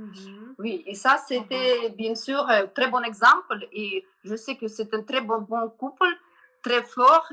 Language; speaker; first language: French; non-native, learner; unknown